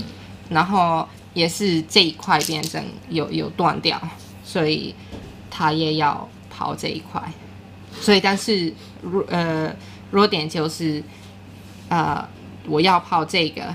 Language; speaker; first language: Chinese; non-native, learner; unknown